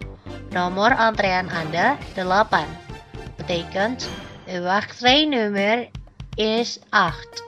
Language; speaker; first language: Dutch; non-native, fluent; Indonesian